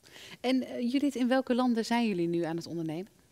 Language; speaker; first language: Dutch; native; Dutch